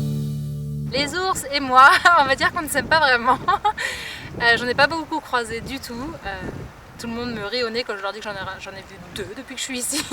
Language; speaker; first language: French; native; French